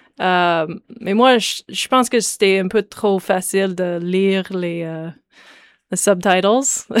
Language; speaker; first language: French; non-native, local second language; English